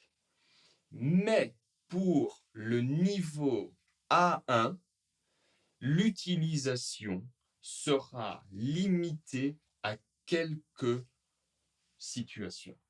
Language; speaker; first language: French; native; French